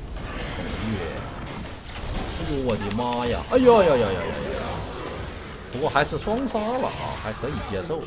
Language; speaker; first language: Chinese; native; Chinese